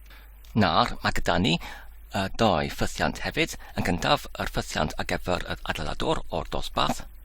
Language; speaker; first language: Welsh; non-native, learner; Polish